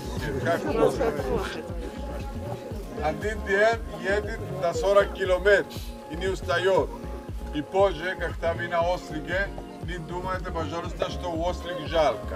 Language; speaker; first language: Russian; non-native, learner; Greek